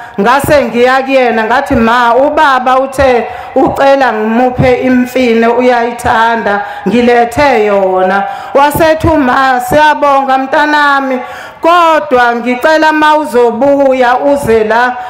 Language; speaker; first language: Zulu; native; Zulu